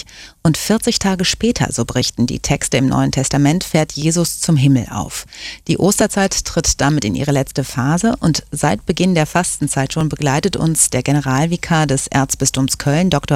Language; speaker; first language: German; native; German